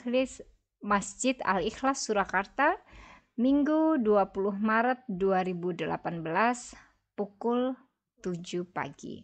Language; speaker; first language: Indonesian; native; Indonesian